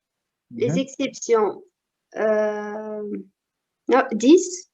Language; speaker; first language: French; non-native, learner; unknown